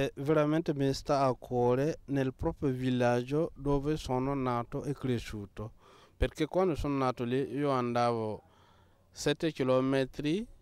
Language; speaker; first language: Italian; non-native, fluent; Mossi